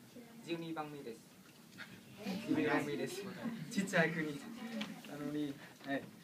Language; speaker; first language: Japanese; non-native, learner; Vietnamese